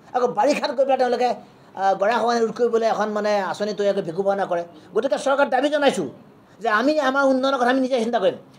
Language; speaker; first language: Assamese; native; Assamese